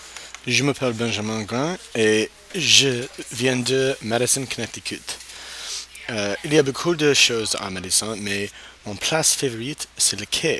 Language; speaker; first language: French; non-native, learner; English